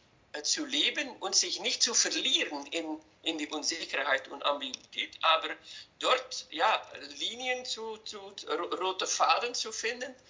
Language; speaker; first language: German; non-native, fluent; Dutch